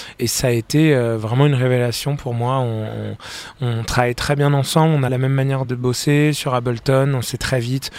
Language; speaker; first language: French; native; French